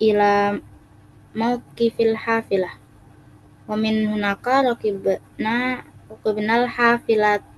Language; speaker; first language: Arabic; non-native, learner; Indonesian